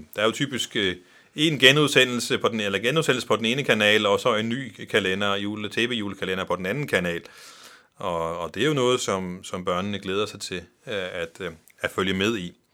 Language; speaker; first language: Danish; non-native, local second language; Faroese